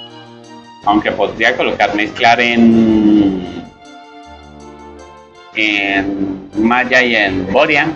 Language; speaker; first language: Spanish; native; Spanish